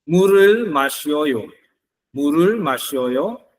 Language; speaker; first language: Korean; non-native, learner; Filipino